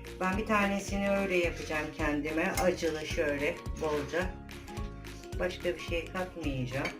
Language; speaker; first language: Turkish; native; Turkish